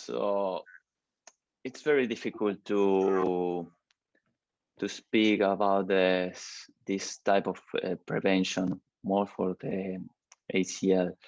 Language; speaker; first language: English; non-native, learner; Spanish